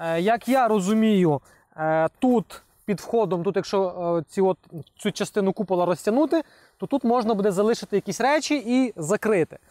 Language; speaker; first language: Ukrainian; non-native, local second language; Russian